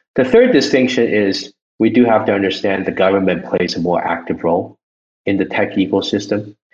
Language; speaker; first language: English; early bilingual, other home language; Chinese